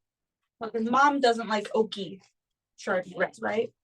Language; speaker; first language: English; native; English